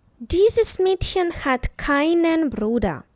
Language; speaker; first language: German; non-native, fluent; Ukrainian